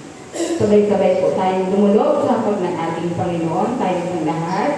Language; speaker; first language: Filipino; native; Filipino